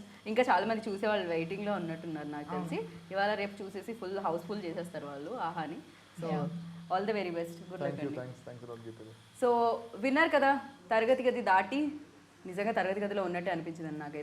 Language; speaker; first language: Telugu; native; Telugu